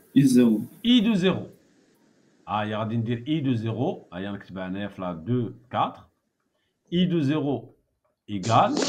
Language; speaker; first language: French; non-native, local second language; Arabic